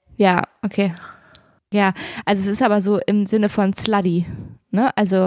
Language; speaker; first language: German; native; German